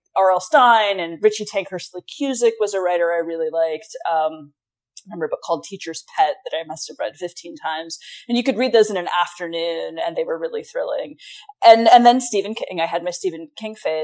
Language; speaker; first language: English; native; English